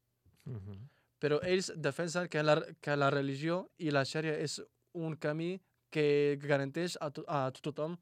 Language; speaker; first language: Catalan; non-native, fluent; Arabic